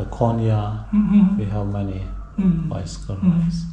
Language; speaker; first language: English; non-native, learner; Turkish